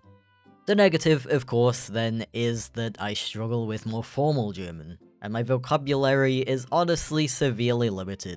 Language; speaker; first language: English; native; English